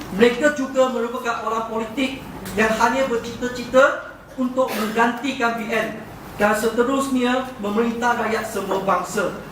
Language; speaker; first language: Malay; non-native, local second language; Chinese